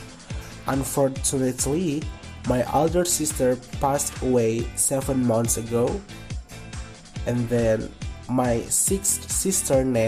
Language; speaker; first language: English; non-native, fluent; Indonesian